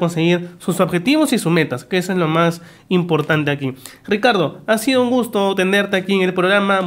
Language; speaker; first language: Spanish; native; Spanish